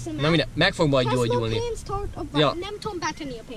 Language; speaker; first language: Hungarian; early bilingual, heritage; Hungarian